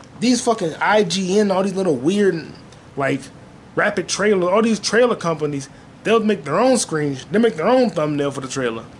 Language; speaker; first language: English; native; English